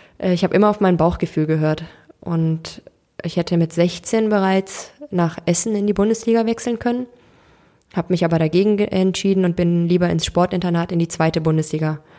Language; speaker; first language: German; early bilingual, other home language; Turkish